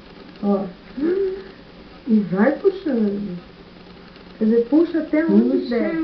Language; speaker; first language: Portuguese; native; Portuguese